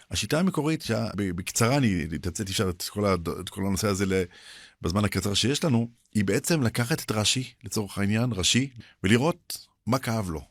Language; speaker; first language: Hebrew; early bilingual, other home language; Arabic